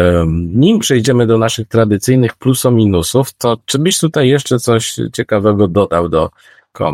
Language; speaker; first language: Polish; native; Polish